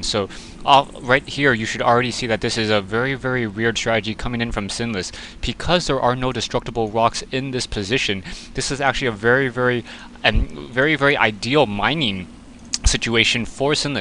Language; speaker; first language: English; native; English